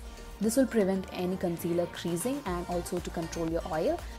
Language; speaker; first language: English; non-native, local second language; Tamil